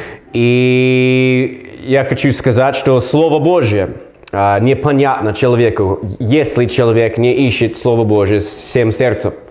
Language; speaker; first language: Russian; non-native, learner; English